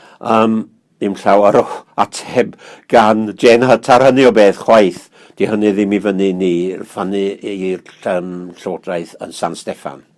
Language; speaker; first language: Welsh; native; Welsh